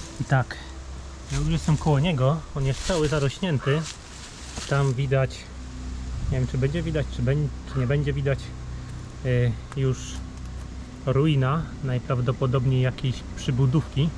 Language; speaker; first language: Polish; native; Polish